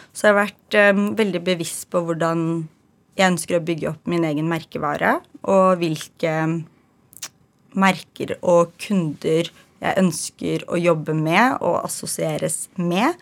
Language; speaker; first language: Norwegian; early bilingual, other home language; Ukrainian